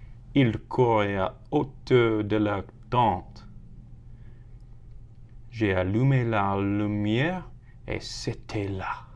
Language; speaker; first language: French; non-native, learner; English